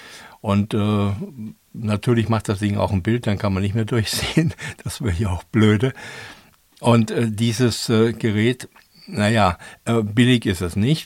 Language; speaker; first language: German; native; German